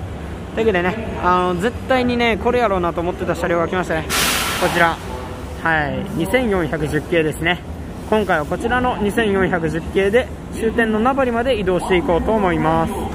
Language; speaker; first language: Japanese; native; Japanese